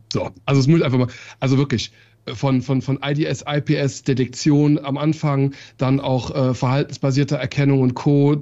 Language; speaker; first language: German; early bilingual, other home language; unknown